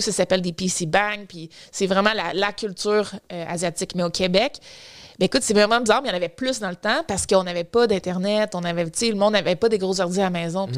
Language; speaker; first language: French; native; French